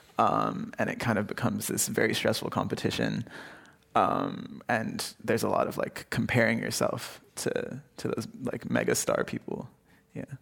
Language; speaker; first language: English; early bilingual, other home language; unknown